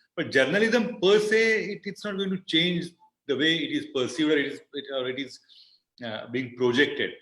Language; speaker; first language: English; non-native, local second language; Marathi